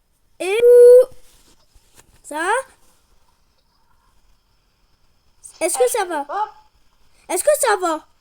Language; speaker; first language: French; native; French